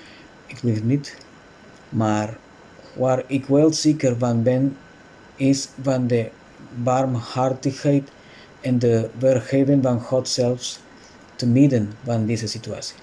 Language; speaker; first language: Dutch; non-native, fluent; Spanish